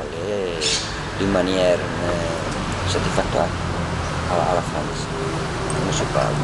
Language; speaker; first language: French; non-native, learner; Spanish